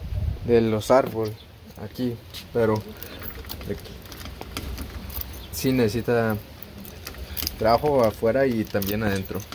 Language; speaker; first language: Spanish; early bilingual, heritage; English